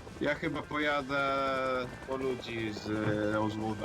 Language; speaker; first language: Polish; native; Polish